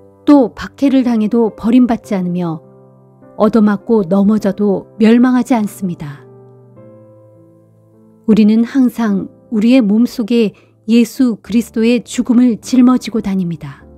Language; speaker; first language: Korean; native; Korean